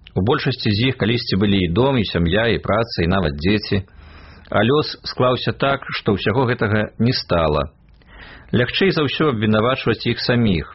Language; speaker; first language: Belarusian; native; Belarusian